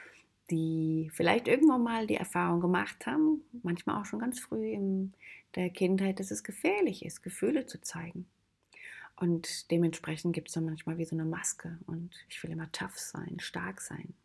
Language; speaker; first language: German; native; German